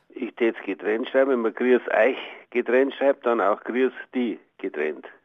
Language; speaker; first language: German; native; German